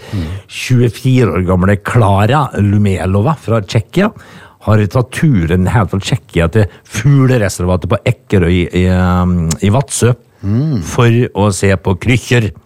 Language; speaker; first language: Norwegian; native; Norwegian